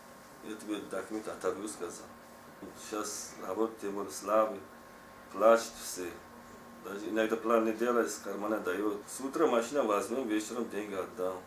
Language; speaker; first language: Russian; non-native, learner; Tajik